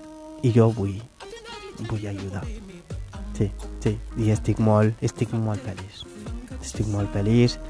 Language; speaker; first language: Catalan; non-native, fluent; Wolof